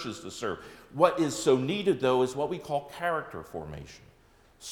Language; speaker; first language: English; native; English